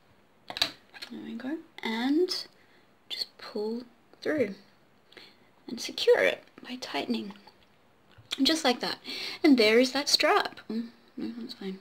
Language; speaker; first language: English; native; English